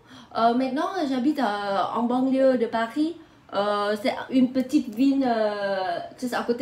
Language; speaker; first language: French; non-native, learner; Vietnamese